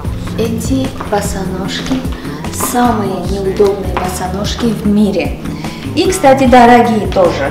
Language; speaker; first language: Russian; non-native, local second language; Armenian